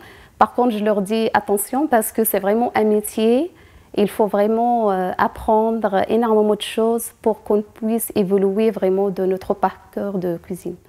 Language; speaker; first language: French; non-native, fluent; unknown